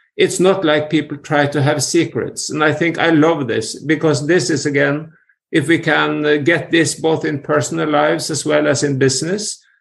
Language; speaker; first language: English; non-native, fluent; Norwegian